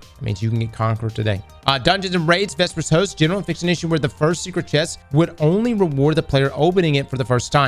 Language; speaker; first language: English; native; English